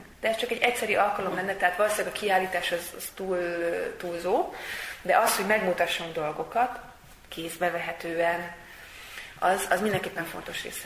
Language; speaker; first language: Hungarian; native; Hungarian